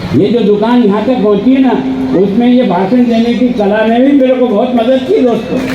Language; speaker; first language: Hindi; native; Hindi